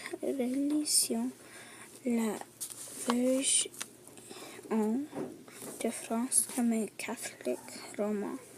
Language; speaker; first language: French; non-native, learner; English